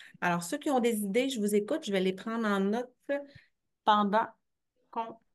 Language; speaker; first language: French; native; French